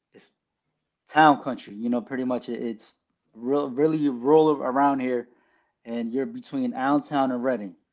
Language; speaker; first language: English; early bilingual, other home language; Filipino